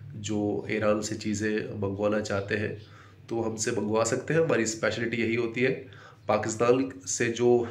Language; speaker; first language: Urdu; non-native, fluent; Baluchi